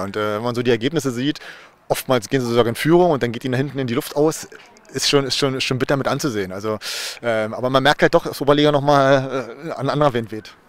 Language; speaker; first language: German; native; German